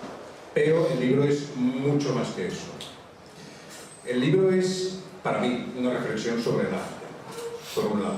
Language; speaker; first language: Spanish; native; Spanish